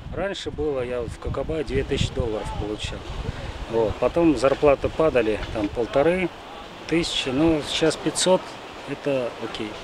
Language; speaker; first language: Russian; native; Russian